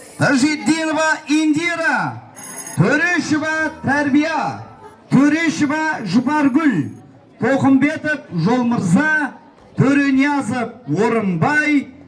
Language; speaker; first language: Uzbek; non-native, local second language; Kara-Kalpak